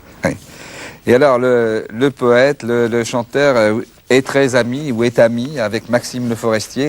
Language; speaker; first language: French; native; French